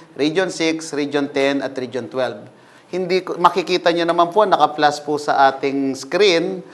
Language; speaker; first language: Filipino; native; Filipino